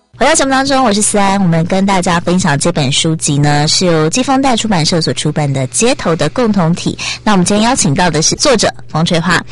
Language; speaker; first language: Chinese; native; Chinese